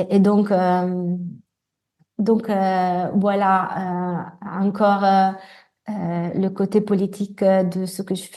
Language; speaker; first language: French; non-native, fluent; Italian